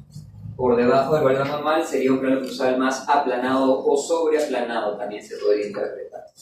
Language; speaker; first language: Spanish; native; Spanish